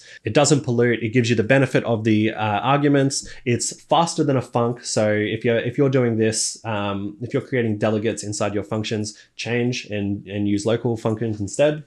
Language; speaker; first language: English; native; English